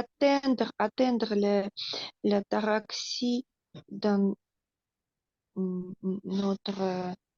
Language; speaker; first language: French; non-native, learner; Russian